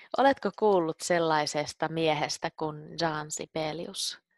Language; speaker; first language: Finnish; native; Finnish